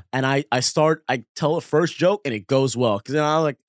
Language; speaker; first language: English; early bilingual, other home language; Arabic